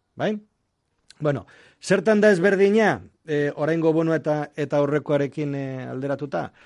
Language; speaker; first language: Basque; non-native, local second language; Spanish